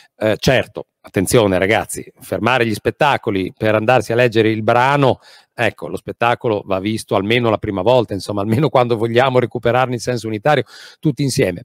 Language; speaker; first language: Italian; native; Italian